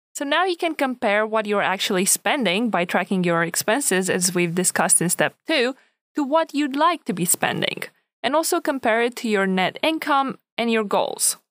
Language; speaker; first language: English; non-native, fluent; Romanian